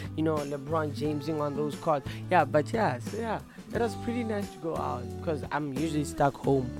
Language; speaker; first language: English; non-native, local second language; Tswana